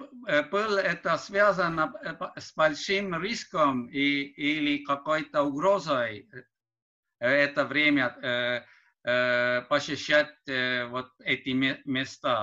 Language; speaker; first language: Russian; non-native, learner; Estonian